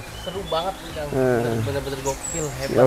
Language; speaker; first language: Indonesian; native; Indonesian